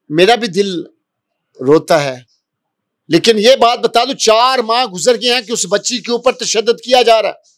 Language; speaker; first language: Urdu; non-native, local second language; Punjabi